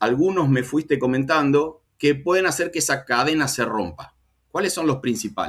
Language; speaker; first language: Spanish; native; Spanish